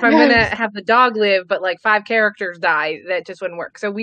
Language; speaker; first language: English; native; English